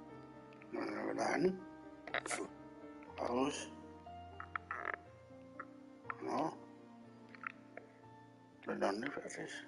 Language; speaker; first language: German; non-native, learner; Vietnamese